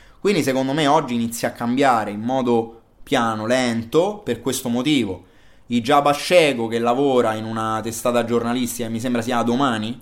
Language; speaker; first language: Italian; native; Italian